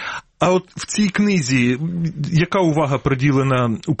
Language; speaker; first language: Ukrainian; native; Ukrainian